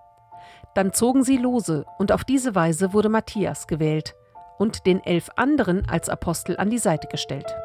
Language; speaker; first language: German; native; German